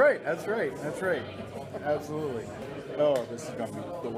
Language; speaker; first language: English; native; English